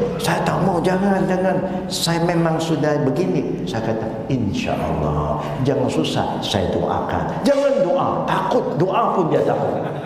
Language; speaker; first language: Malay; non-native, local second language; Chinese